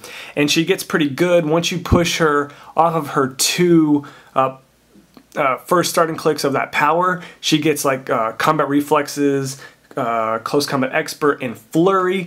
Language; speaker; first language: English; native; English